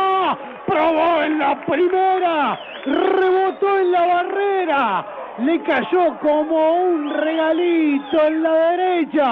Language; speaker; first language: Spanish; native; Spanish